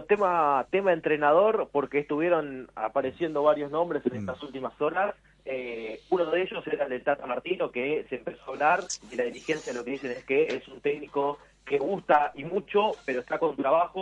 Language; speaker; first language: Spanish; native; Spanish